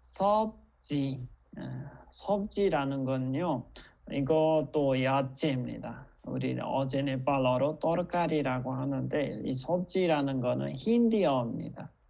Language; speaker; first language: Korean; non-native, fluent; Nepali